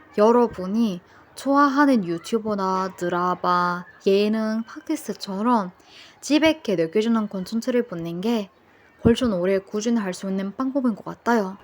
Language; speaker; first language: Korean; non-native, fluent; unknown